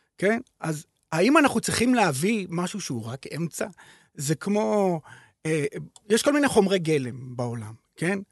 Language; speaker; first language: Hebrew; native; Hebrew